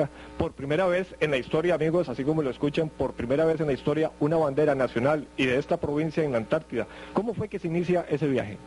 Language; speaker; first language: Spanish; native; Spanish